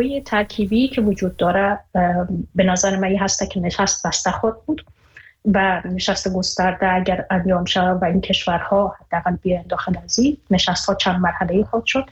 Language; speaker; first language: Persian; native; Persian